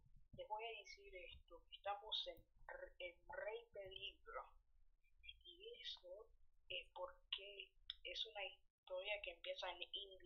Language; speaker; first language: Spanish; early bilingual, heritage; Spanish